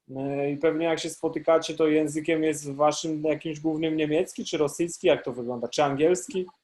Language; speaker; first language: Polish; native; Polish